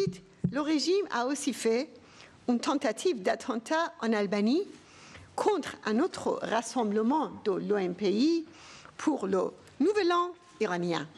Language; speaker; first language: French; non-native, fluent; Persian